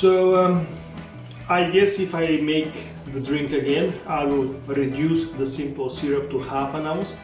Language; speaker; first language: English; non-native, fluent; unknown